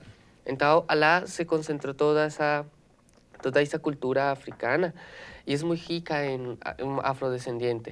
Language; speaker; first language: Portuguese; non-native, learner; Spanish